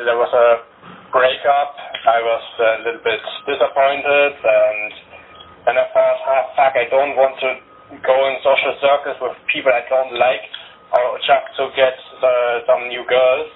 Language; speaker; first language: English; non-native, learner; German